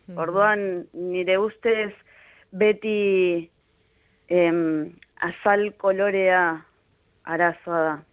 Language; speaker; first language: Basque; non-native, fluent; Spanish